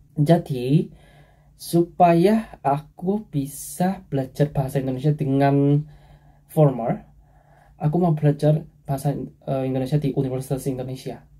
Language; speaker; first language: Indonesian; non-native, fluent; Korean